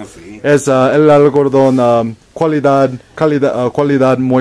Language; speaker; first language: Spanish; non-native, learner; English